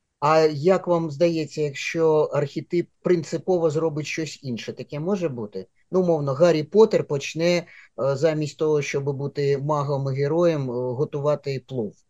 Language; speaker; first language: Ukrainian; non-native, local second language; Russian